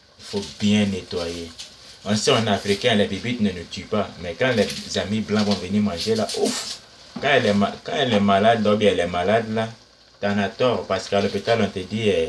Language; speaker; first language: French; non-native, local second language; Susu